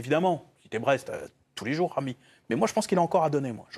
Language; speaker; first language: French; native; French